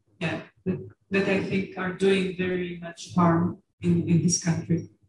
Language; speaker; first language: English; non-native, fluent; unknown